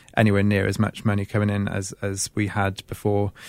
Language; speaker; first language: English; native; English